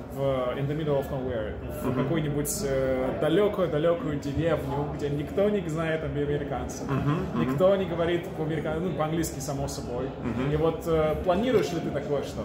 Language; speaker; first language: Russian; native; Russian